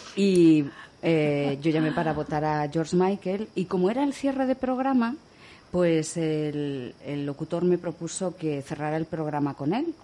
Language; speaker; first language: Spanish; native; Spanish